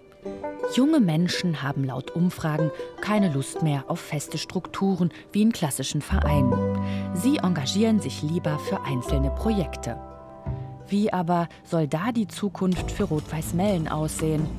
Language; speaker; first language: German; native; German